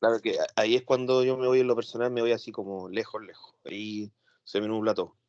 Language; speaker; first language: Spanish; native; Spanish